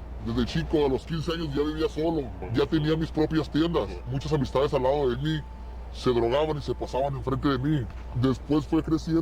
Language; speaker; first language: Spanish; native; Spanish